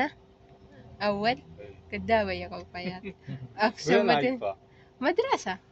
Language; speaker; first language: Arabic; non-native, learner; Filipino